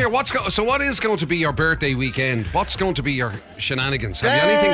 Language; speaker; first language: English; native; English